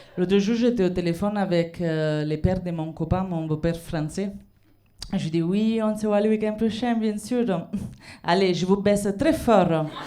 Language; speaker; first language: French; non-native, fluent; Italian